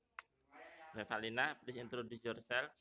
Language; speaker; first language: English; non-native, fluent; Indonesian